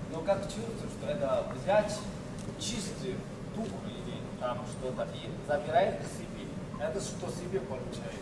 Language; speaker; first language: Russian; non-native, learner; Chinese